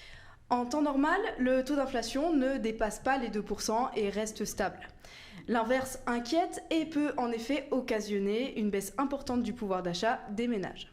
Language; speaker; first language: French; native; French